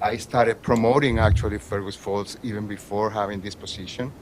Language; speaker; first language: English; non-native, fluent; Spanish